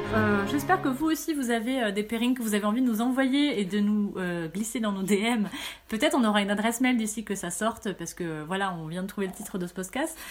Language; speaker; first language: French; early bilingual, other home language; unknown